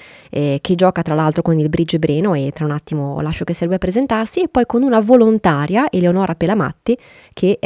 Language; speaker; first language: Italian; native; Italian